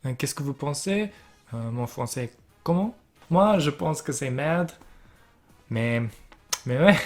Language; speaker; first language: French; non-native, learner; English